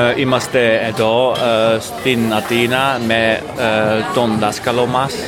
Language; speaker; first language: Greek; non-native, learner; Spanish